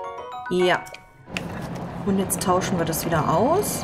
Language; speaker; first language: German; native; German